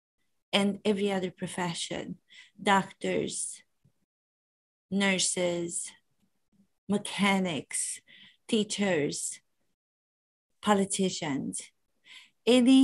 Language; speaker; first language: English; non-native, fluent; Romanian